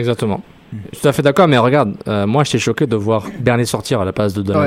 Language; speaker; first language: French; native; French